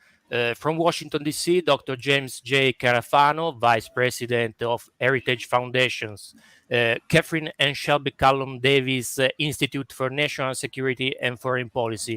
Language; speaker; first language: English; non-native, fluent; Italian